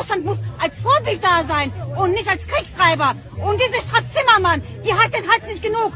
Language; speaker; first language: German; non-native, fluent; Turkish